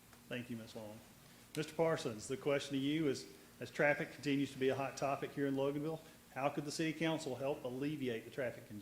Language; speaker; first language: English; native; English